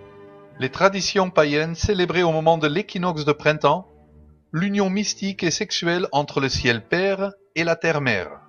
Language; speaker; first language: French; native; French